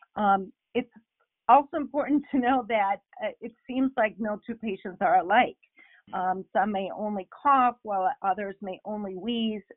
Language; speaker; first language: English; non-native, fluent; Spanish